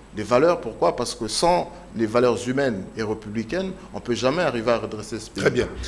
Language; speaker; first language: French; non-native, local second language; Lingala